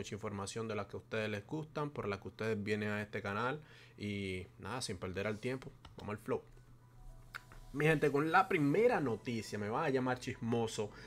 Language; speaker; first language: Spanish; native; Spanish